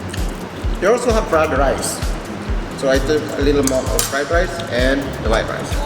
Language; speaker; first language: English; non-native, local second language; Filipino